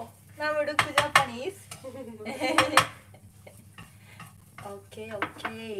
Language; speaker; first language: English; non-native, learner; Japanese